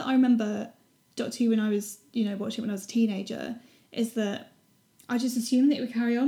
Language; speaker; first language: English; native; English